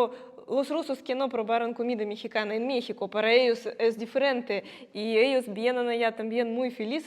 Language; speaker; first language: Spanish; non-native, fluent; Russian